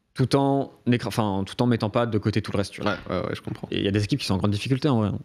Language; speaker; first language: French; native; French